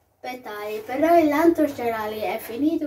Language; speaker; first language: Italian; early bilingual, other home language; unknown